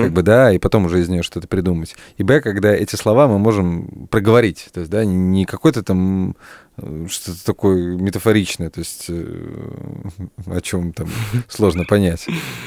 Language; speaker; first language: Russian; native; Russian